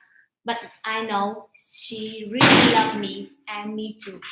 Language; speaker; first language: English; non-native, learner; Vietnamese